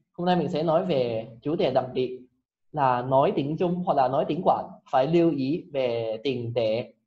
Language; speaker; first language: Vietnamese; non-native, fluent; Cantonese